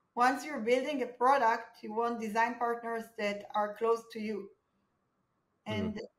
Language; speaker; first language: English; non-native, fluent; Hebrew